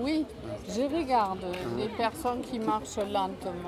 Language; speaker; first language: French; non-native, fluent; Spanish